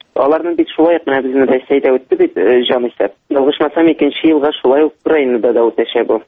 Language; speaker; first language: Tatar; native; Tatar